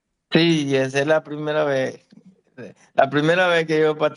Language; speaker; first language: Spanish; non-native, fluent; Haitian Creole